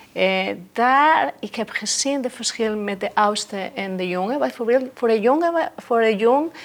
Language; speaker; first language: Dutch; non-native, learner; Spanish